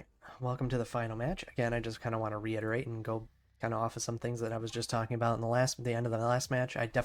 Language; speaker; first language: English; native; English